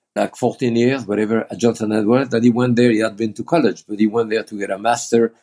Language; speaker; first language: English; non-native, fluent; French